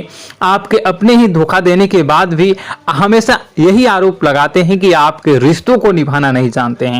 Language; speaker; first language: Hindi; native; Hindi